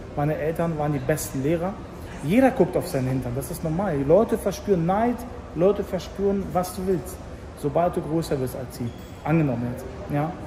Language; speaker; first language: German; early bilingual, other home language; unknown